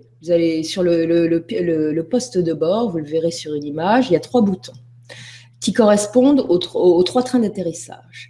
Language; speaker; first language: French; native; French